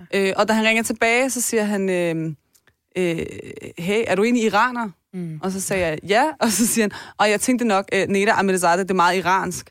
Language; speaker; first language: Danish; early bilingual, other home language; Persian